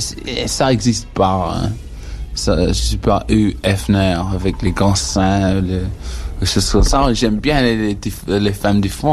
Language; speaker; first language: French; non-native, learner; English